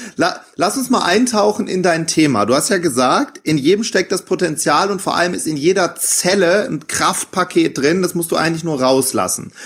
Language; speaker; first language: German; native; German